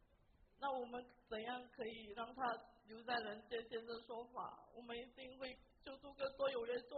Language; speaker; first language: Chinese; native; Chinese